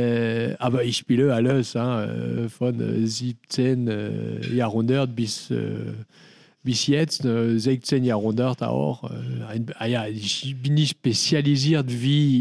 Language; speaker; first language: German; non-native, learner; French